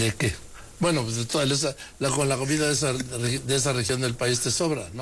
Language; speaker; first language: Spanish; native; Spanish